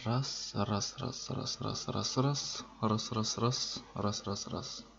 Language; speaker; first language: Russian; native; Russian